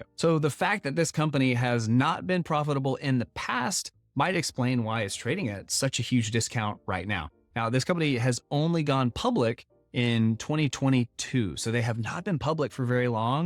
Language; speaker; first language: English; native; English